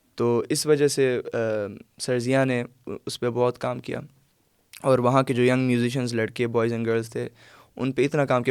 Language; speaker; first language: Urdu; non-native, local second language; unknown